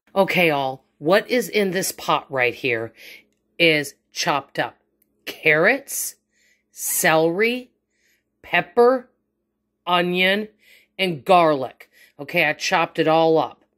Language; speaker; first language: English; native; English